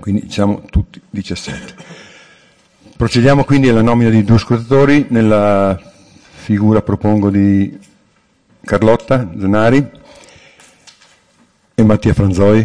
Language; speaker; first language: Italian; native; Italian